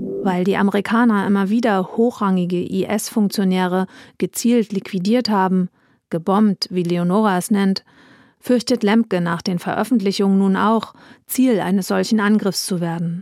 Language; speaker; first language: German; native; German